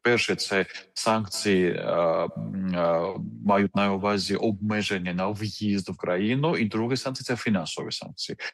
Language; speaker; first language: Ukrainian; non-native, fluent; Georgian